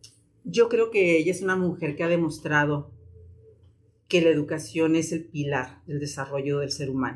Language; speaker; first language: Spanish; native; Spanish